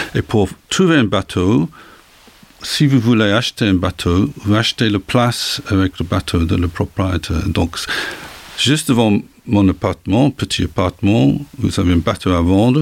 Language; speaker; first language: French; non-native, learner; English